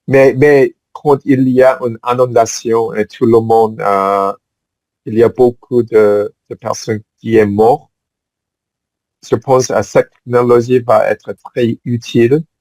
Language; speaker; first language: French; non-native, fluent; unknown